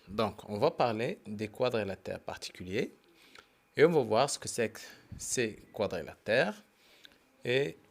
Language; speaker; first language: French; non-native, local second language; Arabic